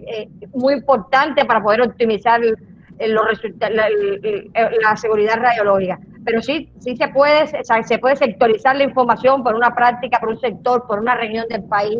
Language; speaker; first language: Spanish; native; Spanish